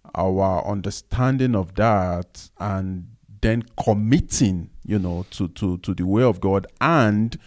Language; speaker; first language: English; non-native, local second language; Yoruba